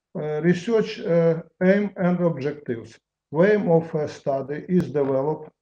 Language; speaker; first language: English; non-native, learner; Russian